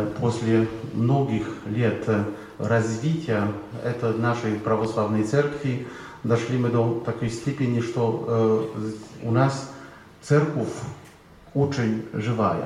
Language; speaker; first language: Russian; non-native, fluent; Polish